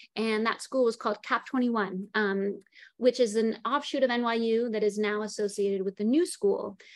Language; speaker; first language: English; native; English